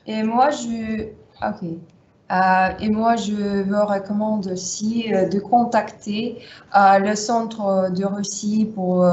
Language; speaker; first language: French; non-native, fluent; Russian